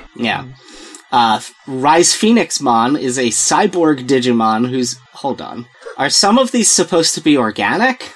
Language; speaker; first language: English; native; English